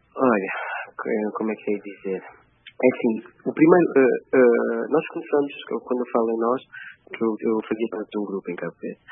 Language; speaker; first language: Portuguese; non-native, local second language; Kabuverdianu